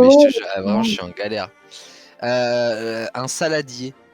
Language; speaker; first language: French; native; French